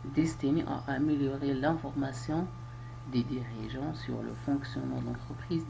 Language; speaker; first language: French; non-native, local second language; Arabic